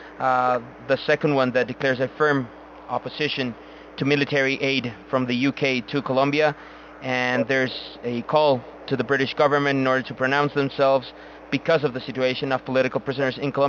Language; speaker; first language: English; non-native, fluent; Spanish